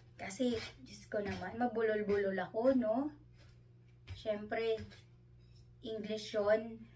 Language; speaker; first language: Filipino; non-native, local second language; Hiligaynon